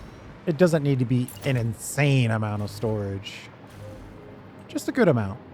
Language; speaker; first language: English; native; English